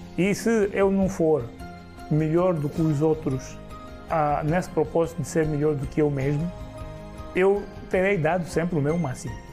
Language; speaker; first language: Portuguese; native; Portuguese